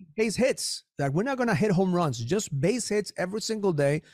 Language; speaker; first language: English; early bilingual, other home language; Spanish